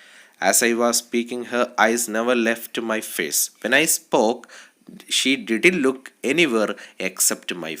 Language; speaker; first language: English; non-native, local second language; Malayalam